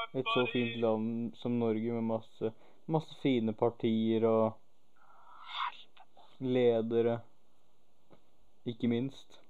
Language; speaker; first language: Norwegian; native; Norwegian